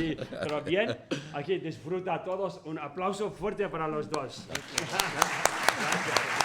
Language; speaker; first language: Spanish; non-native, learner; Tibetan